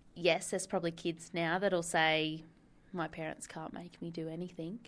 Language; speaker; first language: English; native; English